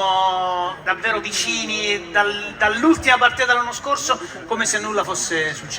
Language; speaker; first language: Italian; native; Italian